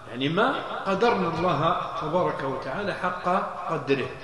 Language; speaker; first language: Arabic; native; Arabic